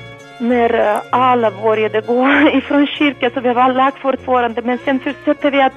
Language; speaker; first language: Swedish; non-native, learner; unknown